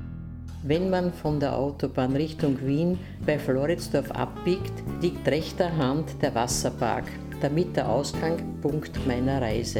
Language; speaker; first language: German; native; German